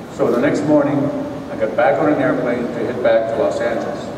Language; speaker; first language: English; native; English